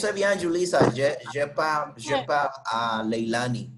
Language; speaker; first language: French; non-native, fluent; Spanish